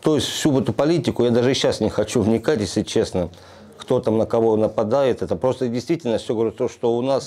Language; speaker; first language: Russian; native; Russian